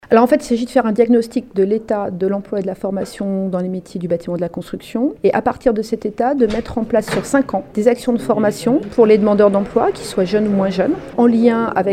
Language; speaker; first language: French; native; French